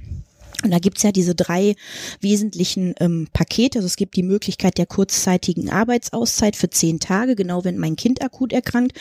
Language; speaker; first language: German; native; German